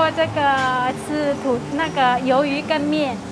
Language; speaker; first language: Chinese; non-native, fluent; Vietnamese